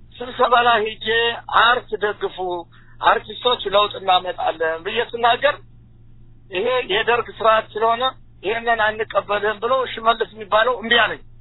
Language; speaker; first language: Amharic; native; Amharic